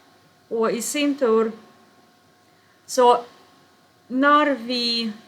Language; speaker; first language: Swedish; non-native, fluent; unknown